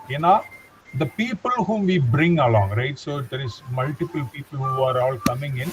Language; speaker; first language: English; non-native, local second language; Tamil